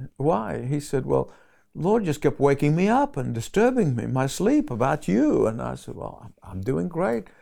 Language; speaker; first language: English; non-native, fluent; Arabic